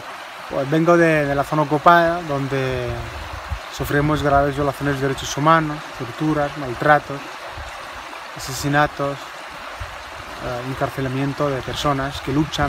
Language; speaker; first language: Spanish; non-native, fluent; Arabic